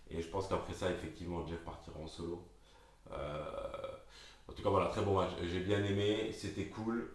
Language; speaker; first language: French; native; French